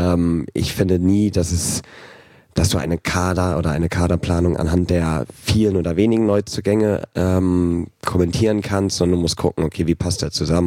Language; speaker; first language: German; native; German